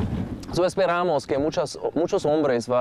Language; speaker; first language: Spanish; non-native, fluent; English